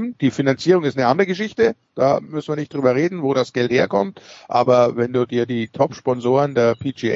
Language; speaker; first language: German; native; German